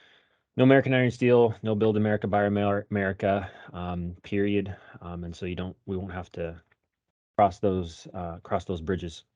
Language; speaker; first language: English; native; English